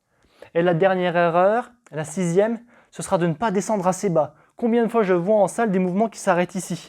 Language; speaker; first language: French; native; French